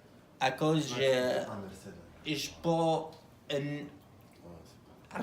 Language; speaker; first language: French; non-native, learner; Arabic